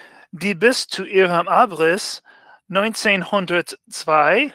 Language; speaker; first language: German; non-native, learner; English